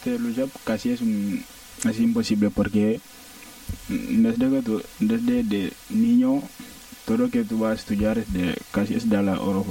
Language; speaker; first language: Spanish; non-native, learner; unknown